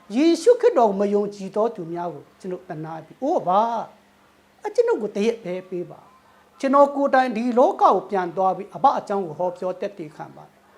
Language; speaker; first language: Burmese; non-native, local second language; Thado Chin